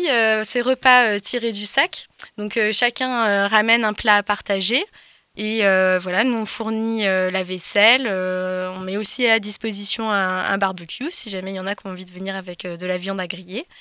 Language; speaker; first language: French; native; French